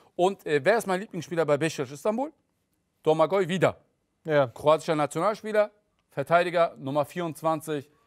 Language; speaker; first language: German; early bilingual, other home language; Turkish